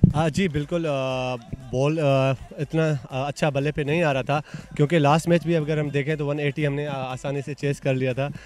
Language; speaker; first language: Urdu; non-native, local second language; Sindhi